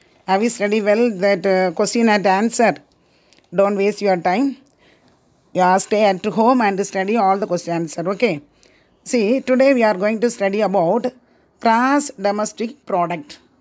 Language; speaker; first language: English; non-native, local second language; Tamil